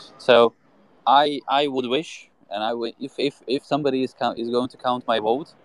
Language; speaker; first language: English; non-native, fluent; Russian